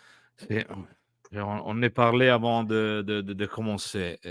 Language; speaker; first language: French; non-native, learner; Italian